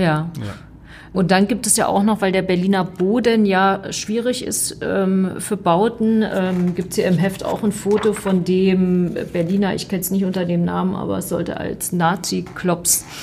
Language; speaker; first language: German; native; German